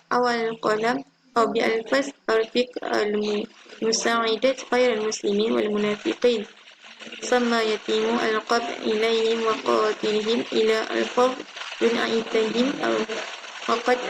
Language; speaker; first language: Arabic; non-native, learner; Malay